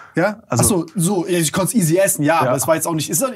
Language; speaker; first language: German; native; German